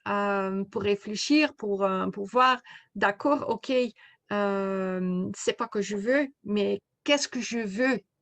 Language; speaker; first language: French; non-native, fluent; Dutch